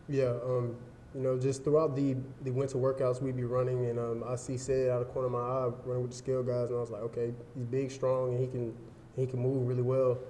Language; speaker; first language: English; native; English